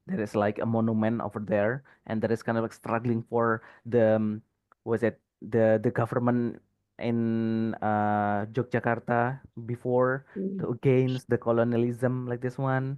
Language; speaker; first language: English; non-native, fluent; Indonesian